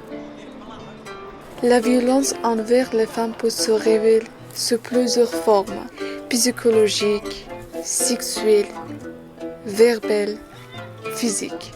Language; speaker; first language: French; non-native, learner; Persian